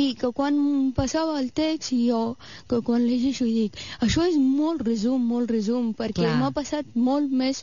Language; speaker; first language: Catalan; non-native, fluent; Persian